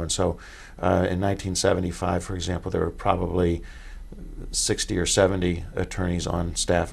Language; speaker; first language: English; native; English